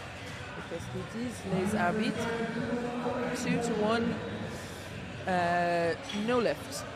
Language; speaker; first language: French; non-native, learner; English